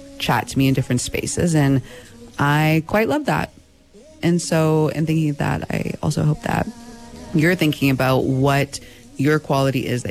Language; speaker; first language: English; native; English